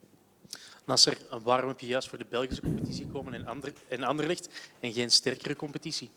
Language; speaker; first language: Dutch; native; Dutch